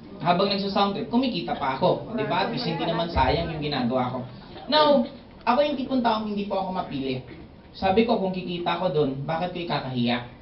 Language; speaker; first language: Filipino; non-native, local second language; Bikol